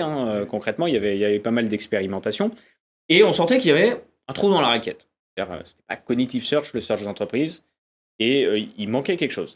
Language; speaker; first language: French; native; French